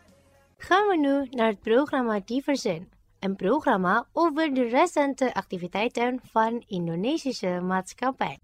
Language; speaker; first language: Dutch; non-native, fluent; Indonesian